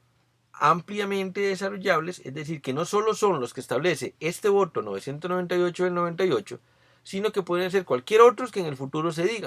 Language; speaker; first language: Spanish; native; Spanish